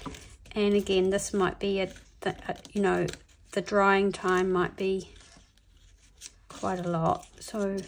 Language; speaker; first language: English; native; English